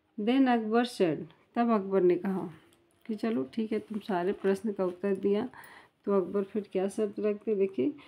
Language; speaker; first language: Hindi; native; Hindi